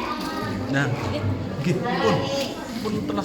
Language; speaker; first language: Indonesian; native; Indonesian